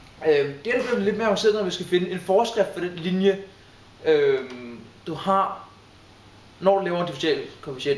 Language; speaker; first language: Danish; native; Danish